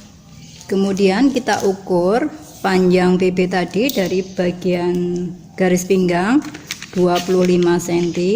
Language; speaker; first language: Indonesian; native; Indonesian